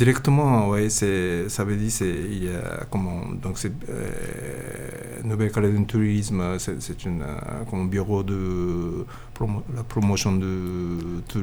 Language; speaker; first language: French; non-native, learner; Japanese